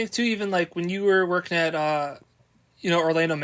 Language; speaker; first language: English; native; English